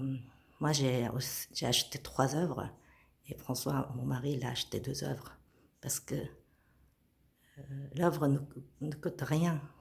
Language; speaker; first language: French; non-native, fluent; Korean